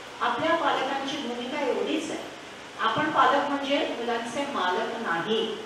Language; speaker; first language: Marathi; non-native, local second language; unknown